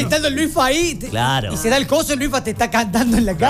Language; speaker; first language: Spanish; native; Spanish